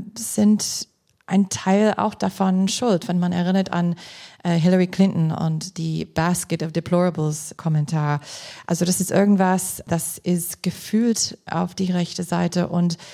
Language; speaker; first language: German; non-native, fluent; English